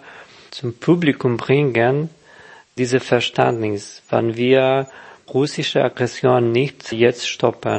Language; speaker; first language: German; non-native, learner; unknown